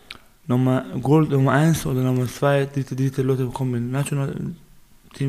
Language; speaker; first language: German; non-native, learner; Baluchi